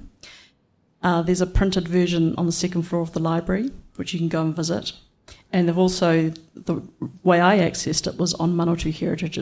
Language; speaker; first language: English; native; English